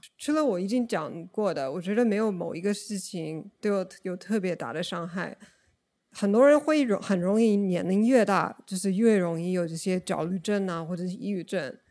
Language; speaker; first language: Chinese; non-native, fluent; English